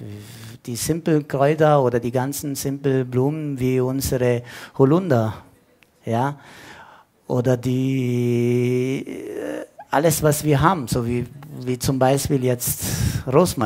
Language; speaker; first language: German; non-native, fluent; Italian